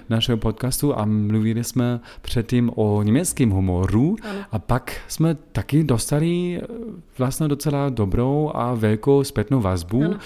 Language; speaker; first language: Czech; non-native, learner; German